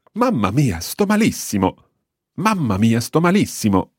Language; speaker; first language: Italian; non-native, fluent; English